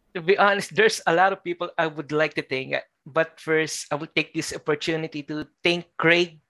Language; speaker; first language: English; non-native, local second language; Filipino